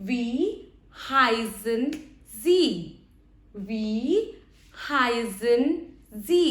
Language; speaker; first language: German; non-native, fluent; Hindi